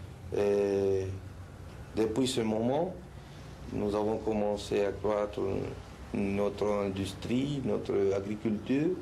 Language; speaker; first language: French; non-native, learner; Spanish